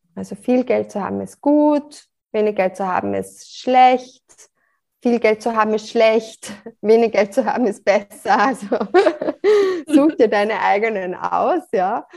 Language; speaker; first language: German; native; German